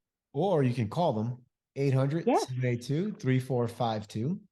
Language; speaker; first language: English; native; English